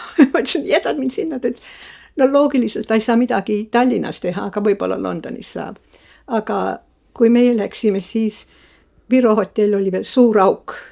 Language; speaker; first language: Estonian; early bilingual, heritage; Estonian